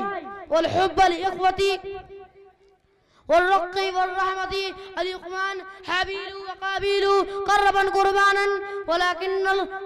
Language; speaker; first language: Arabic; non-native, learner; Urdu